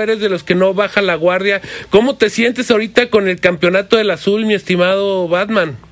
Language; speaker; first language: Spanish; native; Spanish